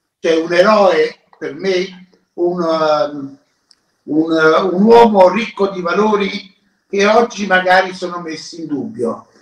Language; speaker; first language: Italian; native; Italian